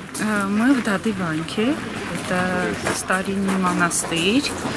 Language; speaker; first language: Russian; non-native, local second language; Armenian